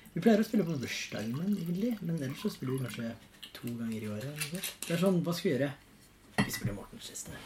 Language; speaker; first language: Norwegian; non-native, fluent; English